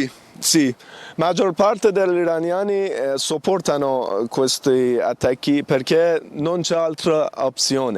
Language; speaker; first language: Italian; non-native, learner; Persian